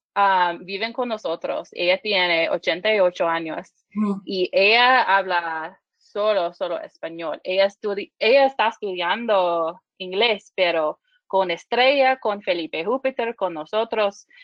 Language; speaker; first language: Spanish; non-native, learner; English